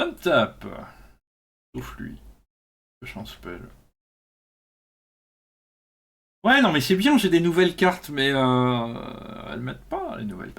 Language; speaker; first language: French; native; French